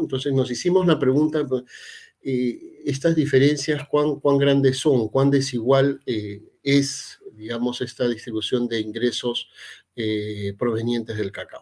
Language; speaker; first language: Spanish; native; Spanish